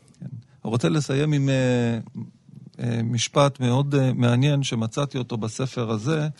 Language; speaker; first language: Hebrew; native; Hebrew